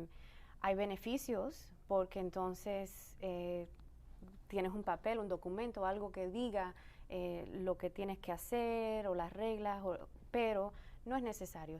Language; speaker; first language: Spanish; early bilingual, other home language; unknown